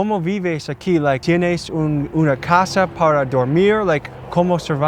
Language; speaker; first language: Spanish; non-native, learner; English